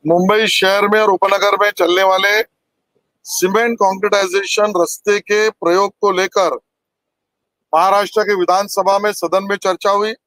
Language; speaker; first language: Hindi; non-native, local second language; Marathi